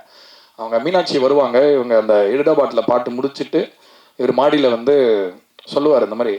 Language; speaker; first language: Tamil; native; Tamil